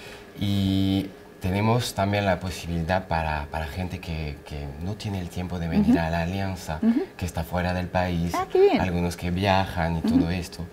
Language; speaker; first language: Spanish; non-native, fluent; French